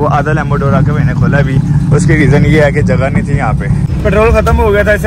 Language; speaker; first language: Urdu; non-native, local second language; Punjabi